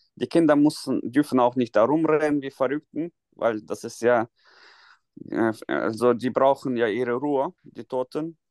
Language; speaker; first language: German; non-native, fluent; Russian